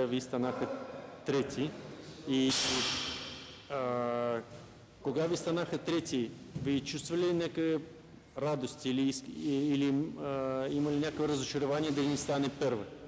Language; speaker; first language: Bulgarian; non-native, learner; Russian